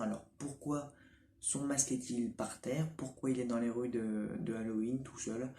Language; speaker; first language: French; native; French